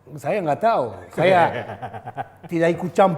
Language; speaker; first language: Indonesian; non-native, fluent; Spanish